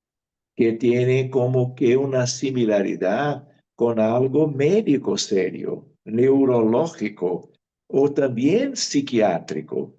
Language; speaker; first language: Spanish; non-native, fluent; Portuguese